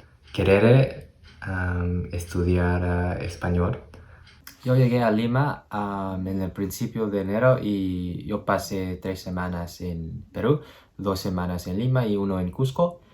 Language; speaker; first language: Spanish; non-native, learner; English